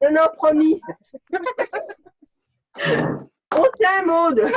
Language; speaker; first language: French; native; French